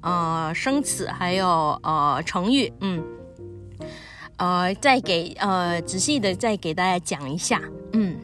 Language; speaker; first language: Chinese; native; Chinese